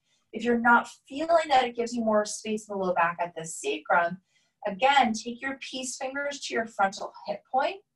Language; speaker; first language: English; native; English